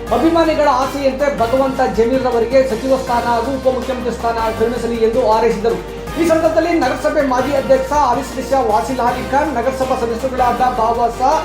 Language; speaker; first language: Kannada; native; Kannada